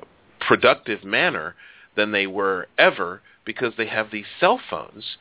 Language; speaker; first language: English; native; English